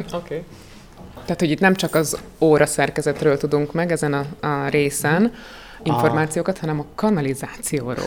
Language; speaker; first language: Hungarian; native; Hungarian